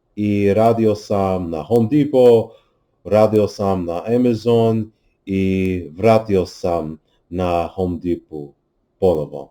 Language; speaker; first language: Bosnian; non-native, learner; English